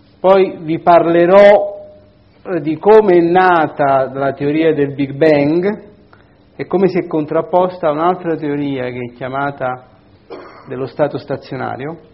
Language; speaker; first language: Italian; native; Italian